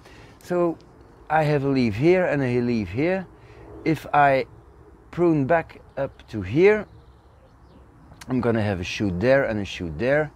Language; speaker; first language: English; non-native, fluent; Dutch